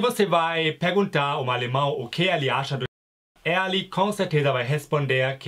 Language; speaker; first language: Portuguese; non-native, fluent; German